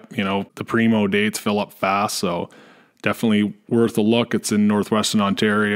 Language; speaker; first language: English; native; English